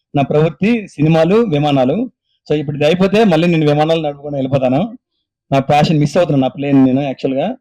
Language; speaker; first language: Telugu; native; Telugu